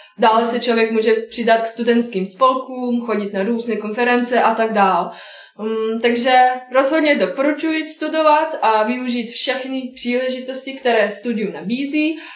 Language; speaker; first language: Czech; non-native, fluent; Bosnian